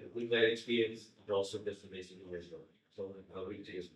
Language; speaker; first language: English; non-native, fluent; Portuguese